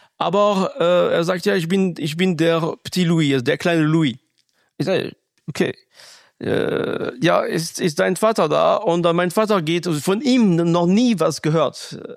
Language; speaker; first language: German; non-native, fluent; French